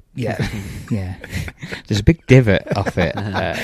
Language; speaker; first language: English; native; English